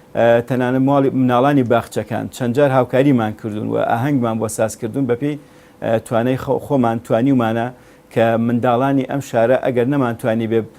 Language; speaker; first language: Central Kurdish; native; Central Kurdish